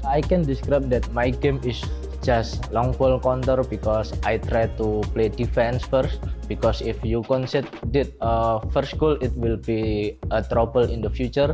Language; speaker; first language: English; non-native, learner; Indonesian